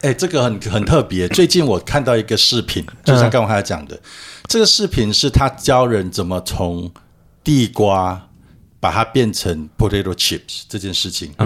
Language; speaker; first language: Chinese; native; Chinese